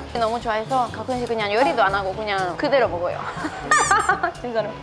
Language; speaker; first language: Korean; non-native, fluent; Spanish